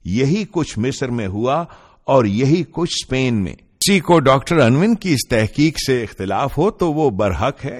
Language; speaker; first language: Urdu; non-native, local second language; Punjabi